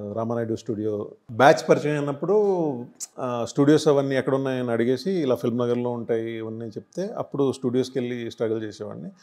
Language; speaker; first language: Telugu; non-native, local second language; Hindi